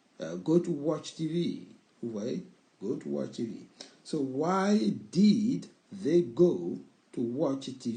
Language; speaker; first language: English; non-native, learner; French